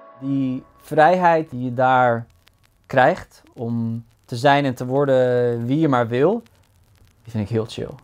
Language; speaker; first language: Dutch; early bilingual, other home language; Bosnian